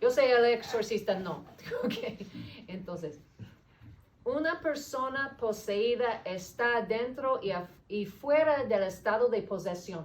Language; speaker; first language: Spanish; non-native, learner; English